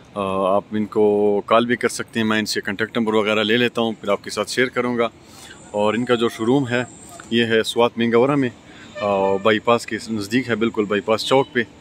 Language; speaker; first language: Urdu; non-native, local second language; Pashto